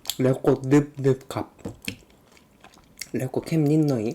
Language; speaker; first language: Thai; non-native, fluent; Korean